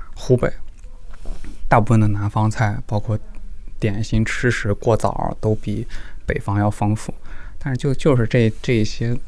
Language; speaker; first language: Chinese; native; Chinese